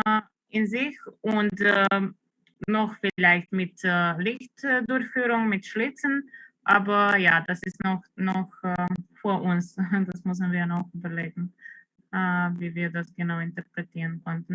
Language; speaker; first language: German; non-native, fluent; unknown